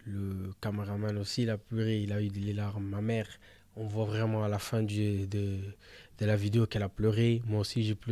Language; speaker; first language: French; early bilingual, other home language; Portuguese